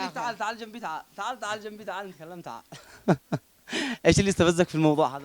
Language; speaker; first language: Arabic; native; Arabic